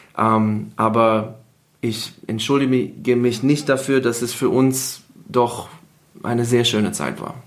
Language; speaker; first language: German; non-native, fluent; English